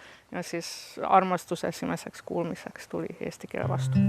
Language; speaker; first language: Estonian; non-native, fluent; Hungarian